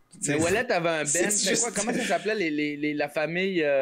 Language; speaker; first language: French; native; French